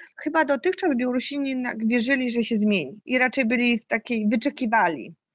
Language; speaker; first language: Polish; native; Polish